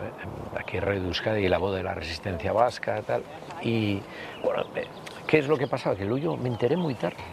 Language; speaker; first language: Spanish; native; Spanish